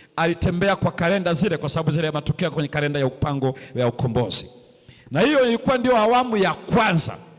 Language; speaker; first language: Swahili; native; Swahili